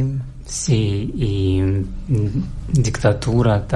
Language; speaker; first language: Catalan; non-native, learner; Russian